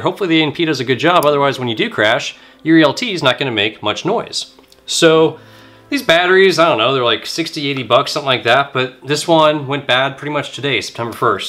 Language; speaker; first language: English; native; English